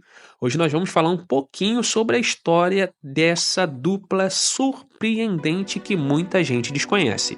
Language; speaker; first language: Portuguese; native; Portuguese